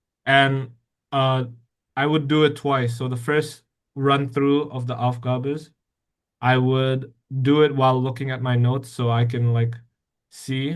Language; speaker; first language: English; non-native, fluent; Indonesian